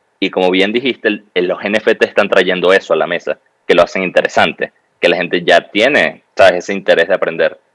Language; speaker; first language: Spanish; native; Spanish